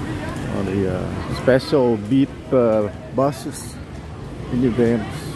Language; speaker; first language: English; non-native, learner; Vietnamese